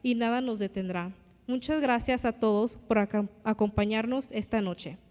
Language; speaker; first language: Spanish; early bilingual, other home language; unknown